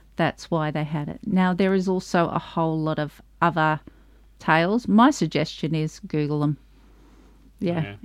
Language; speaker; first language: English; native; English